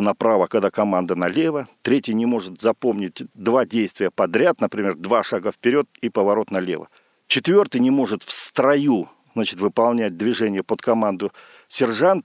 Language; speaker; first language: Russian; native; Russian